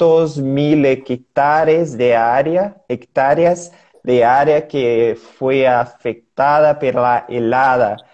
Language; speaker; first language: Spanish; non-native, learner; Portuguese